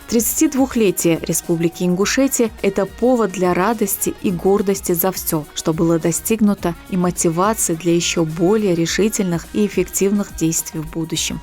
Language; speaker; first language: Russian; native; Russian